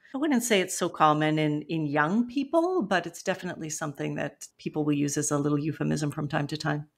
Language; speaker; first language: English; native; English